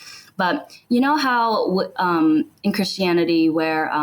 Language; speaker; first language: English; native; English